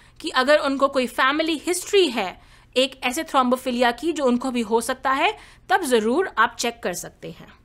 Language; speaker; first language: Hindi; native; Hindi